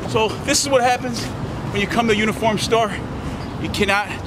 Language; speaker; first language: English; native; English